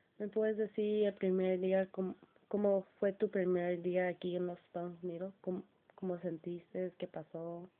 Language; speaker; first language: Spanish; early bilingual, heritage; Spanish